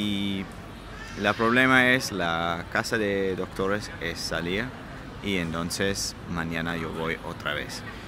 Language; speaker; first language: Spanish; non-native, learner; German